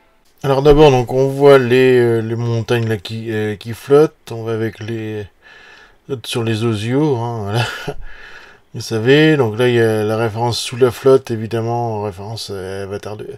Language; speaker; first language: French; native; French